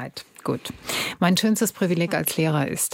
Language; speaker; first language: German; native; German